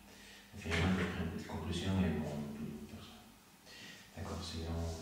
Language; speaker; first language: French; non-native, learner; Spanish